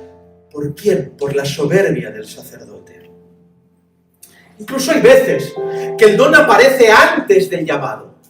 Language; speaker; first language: Spanish; native; Spanish